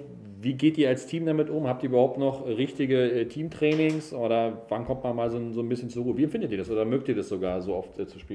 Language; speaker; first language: German; native; German